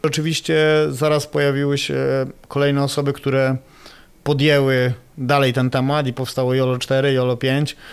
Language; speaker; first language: Polish; native; Polish